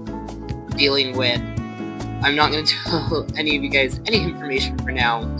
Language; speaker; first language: English; native; English